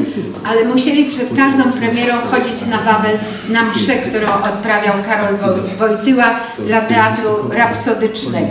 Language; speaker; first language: Polish; native; Polish